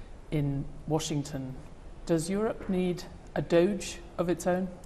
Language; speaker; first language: English; native; English